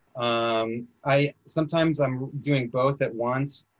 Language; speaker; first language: English; native; English